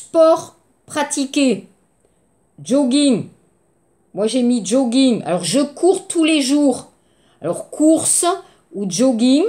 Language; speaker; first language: French; native; French